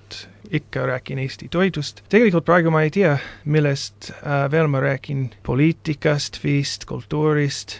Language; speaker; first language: Estonian; non-native, fluent; English